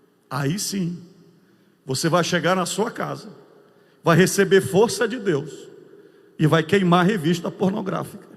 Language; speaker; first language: Portuguese; native; Portuguese